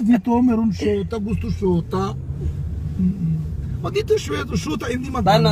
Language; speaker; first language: Filipino; non-native, learner; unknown